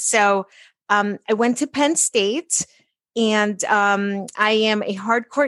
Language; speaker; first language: English; early bilingual, other home language; Portuguese